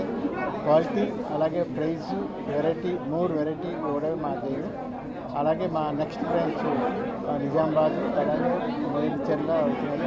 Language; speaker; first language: Telugu; native; Telugu